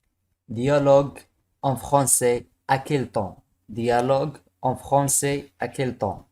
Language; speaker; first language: French; non-native, local second language; Arabic